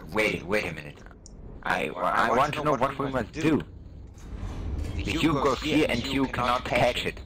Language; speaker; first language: English; non-native, learner; German